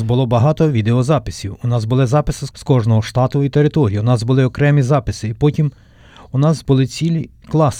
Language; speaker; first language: Ukrainian; native; Ukrainian